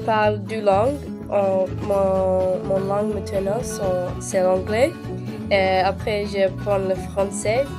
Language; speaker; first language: French; non-native, learner; English